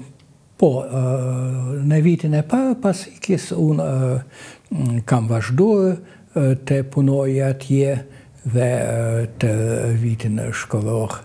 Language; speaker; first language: Albanian; non-native, fluent; Russian